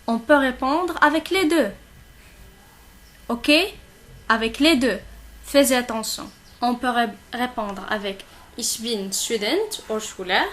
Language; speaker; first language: French; non-native, local second language; Arabic